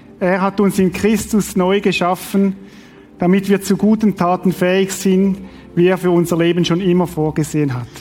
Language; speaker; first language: German; native; German